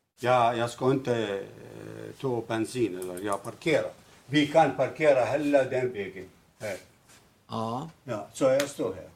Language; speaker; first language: Swedish; non-native, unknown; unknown